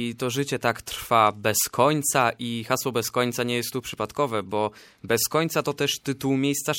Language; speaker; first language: Polish; native; Polish